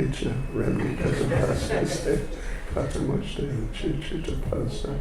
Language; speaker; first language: Russian; non-native, learner; English